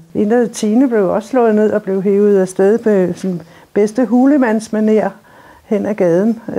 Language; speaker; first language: Danish; native; Danish